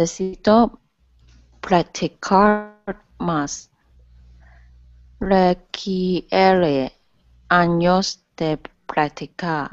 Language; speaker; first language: Spanish; non-native, learner; English